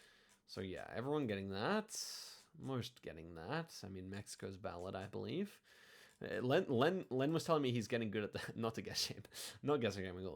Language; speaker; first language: English; native; English